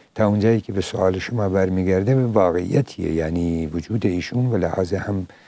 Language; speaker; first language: Persian; non-native, local second language; Central Kurdish